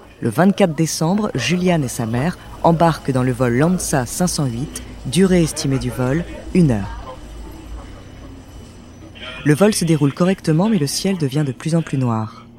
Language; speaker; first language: French; native; French